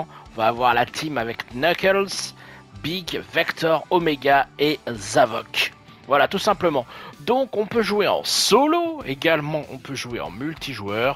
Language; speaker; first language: French; native; French